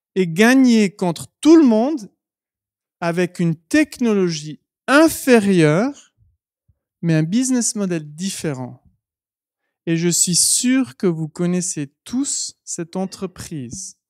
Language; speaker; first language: French; native; French